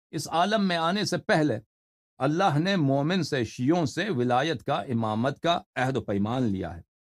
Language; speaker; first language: Urdu; native; Urdu